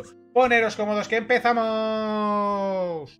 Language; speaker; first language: Spanish; native; Spanish